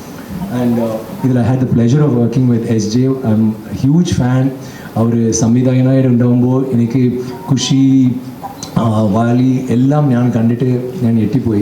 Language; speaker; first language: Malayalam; non-native, learner; Tamil